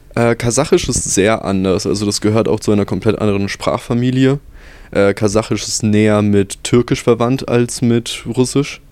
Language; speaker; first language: German; early bilingual, other home language; Russian